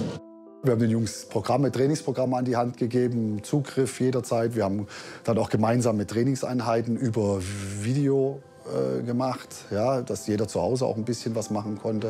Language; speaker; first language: German; native; German